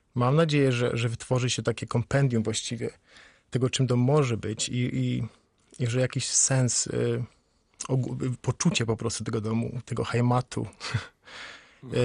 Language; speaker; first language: Polish; native; Polish